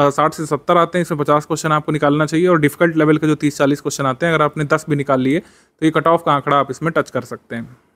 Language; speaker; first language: Hindi; native; Hindi